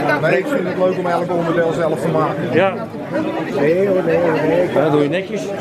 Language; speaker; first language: Dutch; native; Dutch